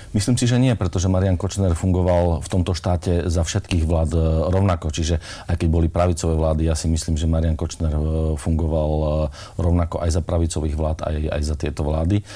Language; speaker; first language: Slovak; native; Slovak